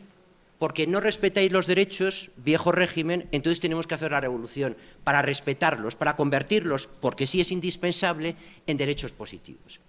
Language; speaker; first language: Spanish; native; Spanish